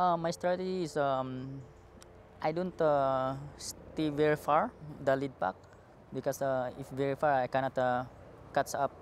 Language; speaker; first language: English; non-native, learner; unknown